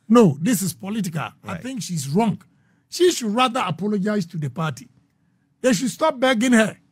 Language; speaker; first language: English; non-native, local second language; Akan